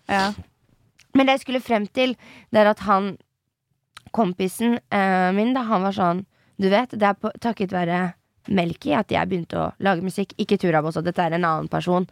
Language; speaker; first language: Norwegian; early bilingual, other home language; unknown